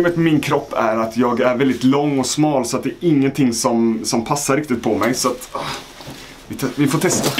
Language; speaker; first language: Swedish; native; Swedish